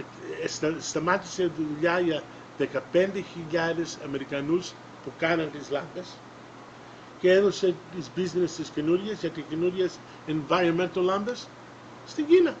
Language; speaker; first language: Greek; early bilingual, other home language; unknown